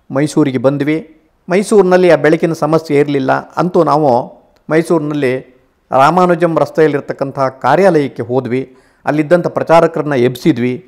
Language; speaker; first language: Kannada; native; Kannada